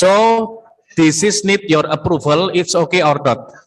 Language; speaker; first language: English; non-native, learner; Indonesian